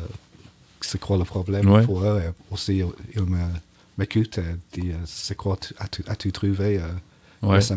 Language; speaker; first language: French; non-native, learner; English